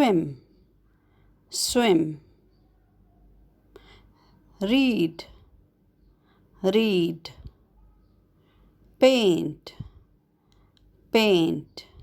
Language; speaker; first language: English; non-native, fluent; Arabic